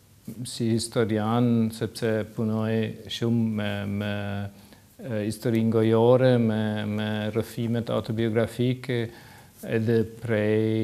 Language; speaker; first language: Albanian; non-native, learner; German